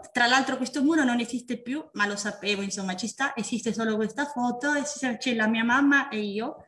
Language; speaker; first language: Italian; non-native, fluent; Spanish